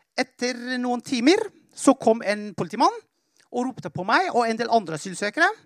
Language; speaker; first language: Norwegian; non-native, fluent; Persian